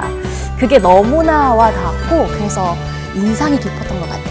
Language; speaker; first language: Korean; non-native, fluent; Indonesian